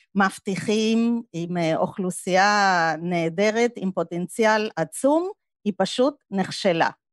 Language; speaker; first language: Hebrew; non-native, fluent; Spanish